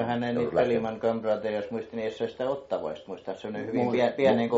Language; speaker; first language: Finnish; native; Finnish